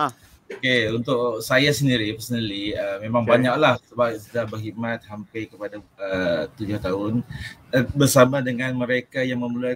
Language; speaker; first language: Malay; native; Malay